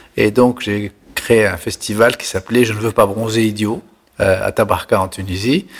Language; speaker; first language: French; non-native, local second language; Arabic